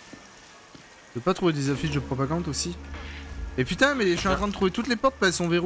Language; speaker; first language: French; native; French